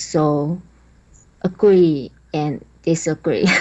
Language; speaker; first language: English; non-native, learner; Chinese